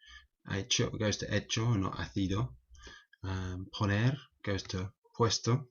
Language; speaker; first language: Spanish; non-native, fluent; English